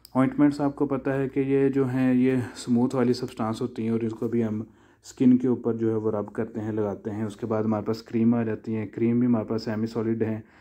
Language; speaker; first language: Urdu; non-native, local second language; Punjabi